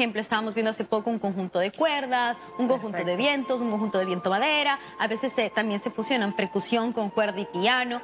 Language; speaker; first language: Spanish; native; Spanish